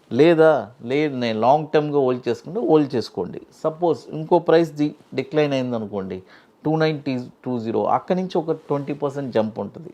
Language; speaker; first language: Telugu; native; Telugu